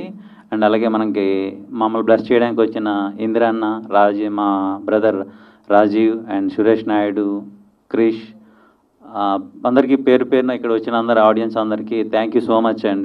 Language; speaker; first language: Telugu; native; Telugu